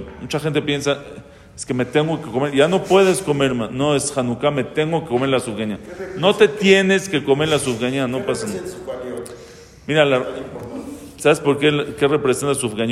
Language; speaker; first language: Spanish; native; Spanish